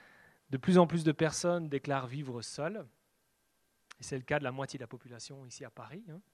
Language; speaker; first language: French; native; French